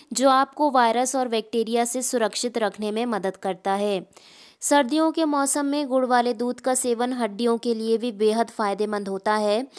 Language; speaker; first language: Hindi; native; Hindi